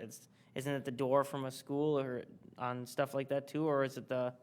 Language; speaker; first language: English; native; English